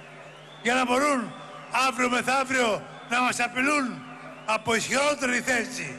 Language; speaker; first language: Greek; native; Greek